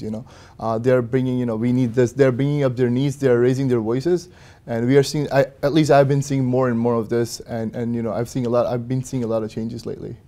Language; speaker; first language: English; early bilingual, other home language; Hindi